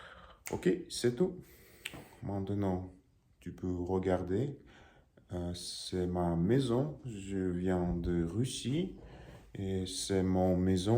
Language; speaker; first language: French; non-native, learner; Russian